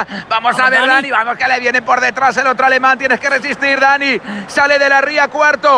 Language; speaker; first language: Spanish; native; Spanish